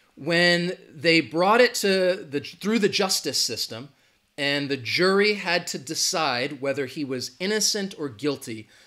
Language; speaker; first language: English; native; English